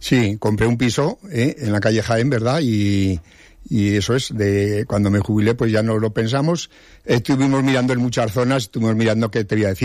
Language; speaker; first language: Spanish; native; Spanish